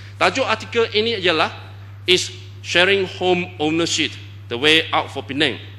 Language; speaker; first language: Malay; non-native, local second language; Chinese